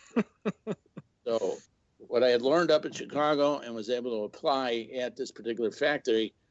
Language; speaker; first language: English; native; English